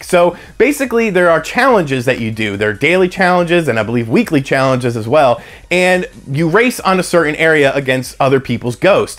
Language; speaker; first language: English; native; English